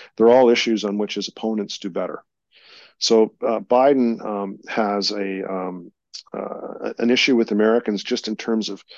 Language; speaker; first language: English; native; English